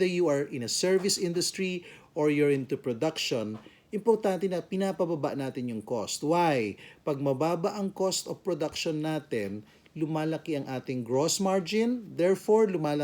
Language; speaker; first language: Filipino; native; Filipino